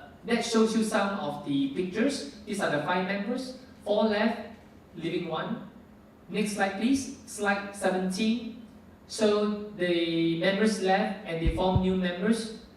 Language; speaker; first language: English; non-native, fluent; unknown